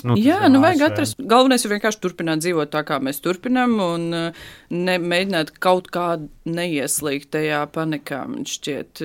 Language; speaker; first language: Latvian; native; Latvian